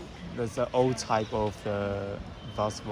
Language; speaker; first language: English; non-native, learner; Chinese